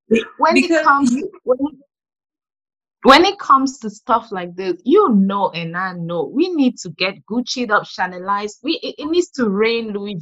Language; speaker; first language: English; non-native, local second language; French